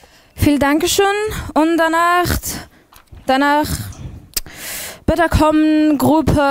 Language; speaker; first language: German; non-native, learner; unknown